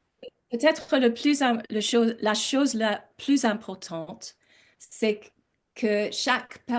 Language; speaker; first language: French; non-native, learner; English